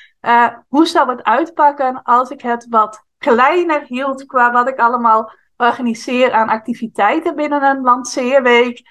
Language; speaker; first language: Dutch; native; Dutch